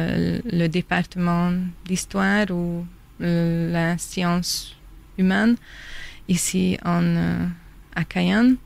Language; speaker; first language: French; non-native, fluent; Hungarian